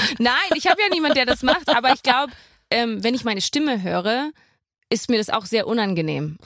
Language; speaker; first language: German; non-native, fluent; English